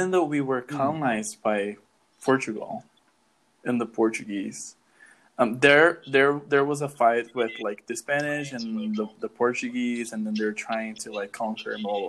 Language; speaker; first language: English; non-native, fluent; Portuguese